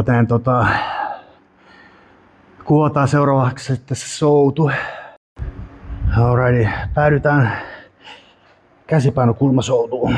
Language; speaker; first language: Finnish; native; Finnish